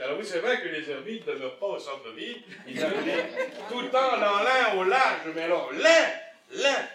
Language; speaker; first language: French; native; French